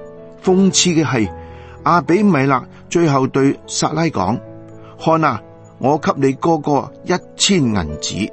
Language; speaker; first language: Chinese; non-native, local second language; Cantonese